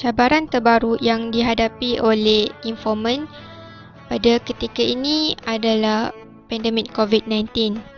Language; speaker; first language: Malay; native; Malay